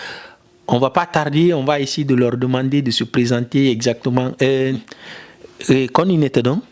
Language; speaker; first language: French; non-native, local second language; Fula